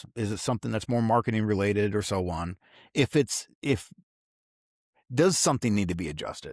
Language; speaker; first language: English; native; English